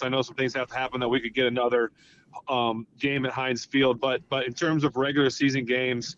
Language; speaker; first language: English; native; English